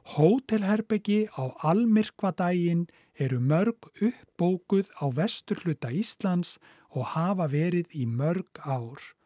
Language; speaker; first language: Icelandic; native; Icelandic